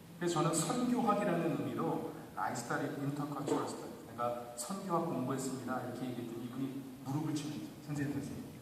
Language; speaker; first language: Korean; native; Korean